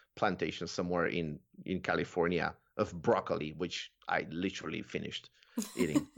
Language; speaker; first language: English; non-native, fluent; Romanian